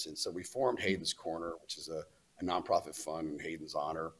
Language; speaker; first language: English; native; English